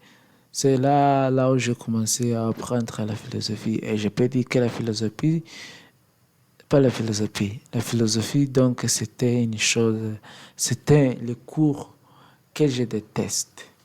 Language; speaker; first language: French; non-native, learner; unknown